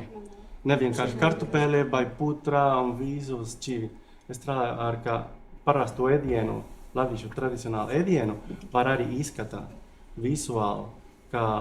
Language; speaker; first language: Latvian; non-native, learner; Spanish